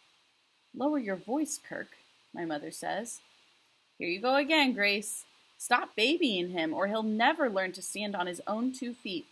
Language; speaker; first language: English; native; English